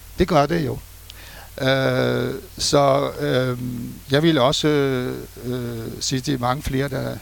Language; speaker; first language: Danish; non-native, fluent; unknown